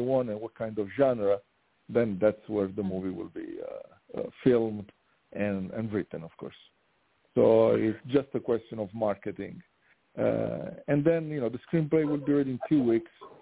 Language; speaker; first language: English; non-native, fluent; Italian